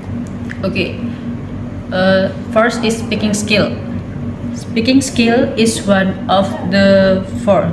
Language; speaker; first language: English; non-native, learner; Indonesian